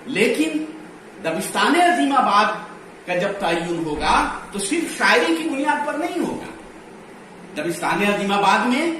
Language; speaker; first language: Urdu; native; Urdu